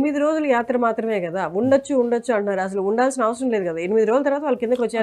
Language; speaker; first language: Telugu; native; Telugu